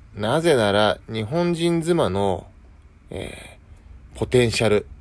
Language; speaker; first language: Japanese; native; Japanese